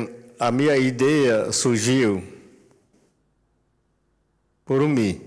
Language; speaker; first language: Portuguese; non-native, local second language; Yanomámi